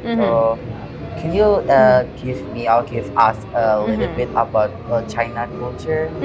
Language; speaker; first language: English; non-native, learner; Indonesian